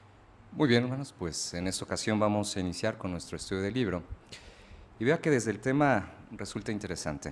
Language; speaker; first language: Spanish; native; Spanish